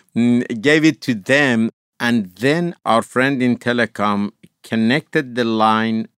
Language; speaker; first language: English; non-native, fluent; Persian